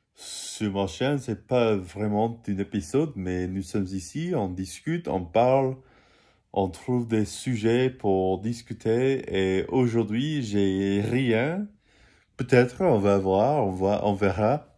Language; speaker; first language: French; non-native, learner; English